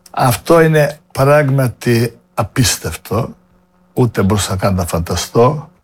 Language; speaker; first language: Greek; non-native, fluent; Serbian